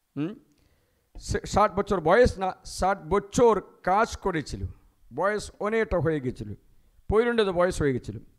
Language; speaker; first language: Bangla; non-native, fluent; Malayalam